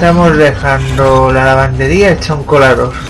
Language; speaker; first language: Spanish; native; Spanish